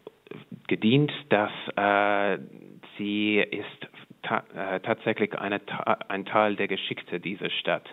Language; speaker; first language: German; non-native, fluent; English